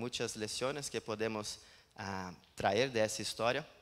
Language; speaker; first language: Spanish; non-native, learner; Portuguese